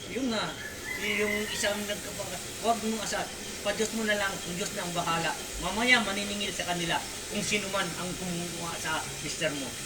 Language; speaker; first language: Filipino; non-native, local second language; Cebuano